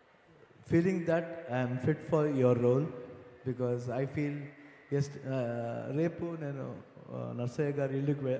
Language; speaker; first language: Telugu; non-native, learner; Kannada